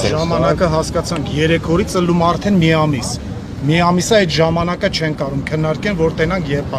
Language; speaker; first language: Armenian; native; Armenian